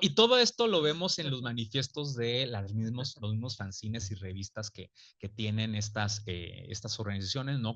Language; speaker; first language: Spanish; native; Spanish